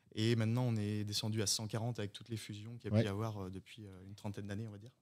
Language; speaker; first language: French; native; French